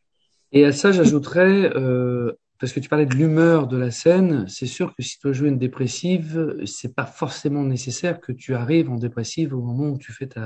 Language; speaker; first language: French; native; French